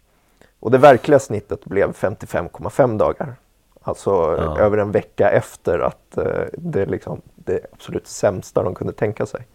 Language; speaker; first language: Swedish; native; Swedish